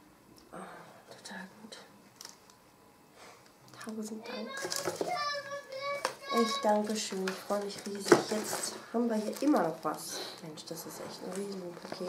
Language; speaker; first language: German; native; German